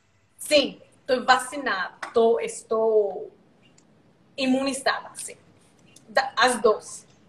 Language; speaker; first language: Portuguese; non-native, learner; Spanish